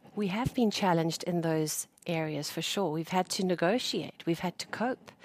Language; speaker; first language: English; native; English